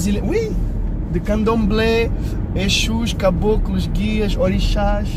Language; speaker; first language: French; non-native, fluent; Portuguese